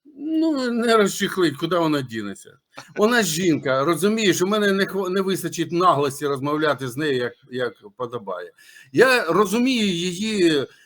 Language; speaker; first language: Ukrainian; non-native, local second language; Russian